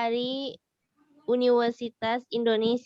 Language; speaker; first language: Indonesian; non-native, learner; Thai